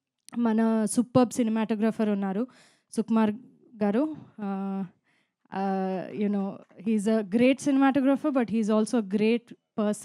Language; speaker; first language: Telugu; non-native, fluent; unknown